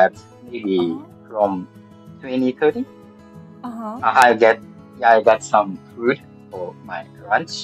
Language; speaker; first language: English; non-native, learner; Japanese